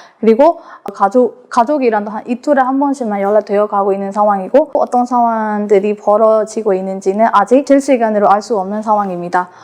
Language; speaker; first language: Korean; non-native, fluent; Burmese